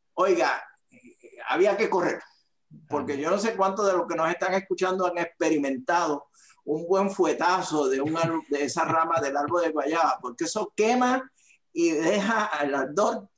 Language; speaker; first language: Spanish; native; Spanish